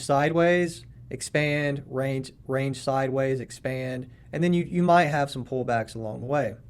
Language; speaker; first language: English; native; English